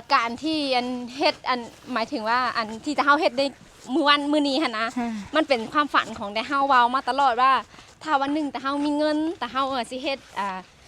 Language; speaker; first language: Thai; non-native, local second language; Lao